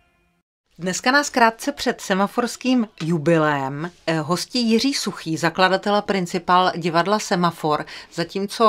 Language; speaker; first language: Czech; native; Czech